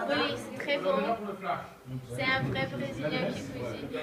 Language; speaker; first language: French; non-native, learner; Portuguese